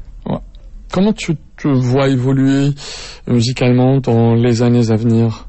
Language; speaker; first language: French; native; French